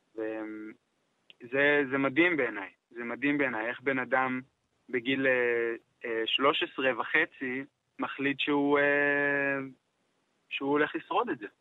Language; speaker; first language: Hebrew; native; Hebrew